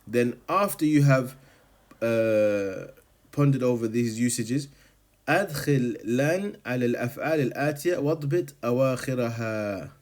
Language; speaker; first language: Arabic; non-native, fluent; English